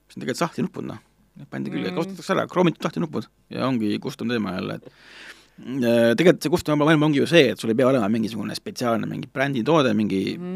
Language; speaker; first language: Estonian; native; Estonian